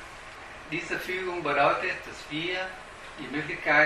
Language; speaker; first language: German; non-native, fluent; Vietnamese